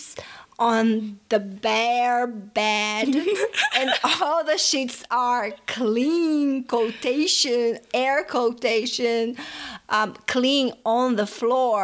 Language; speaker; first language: English; non-native, fluent; Portuguese